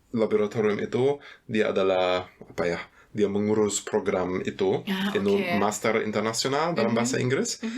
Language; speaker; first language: Indonesian; non-native, fluent; German